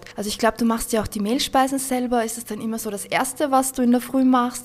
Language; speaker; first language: German; native; German